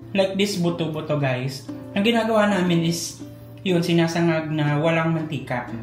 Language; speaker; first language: Filipino; non-native, local second language; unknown